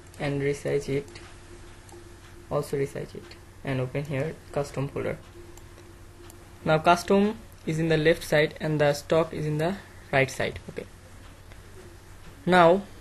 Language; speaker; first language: English; non-native, learner; Bangla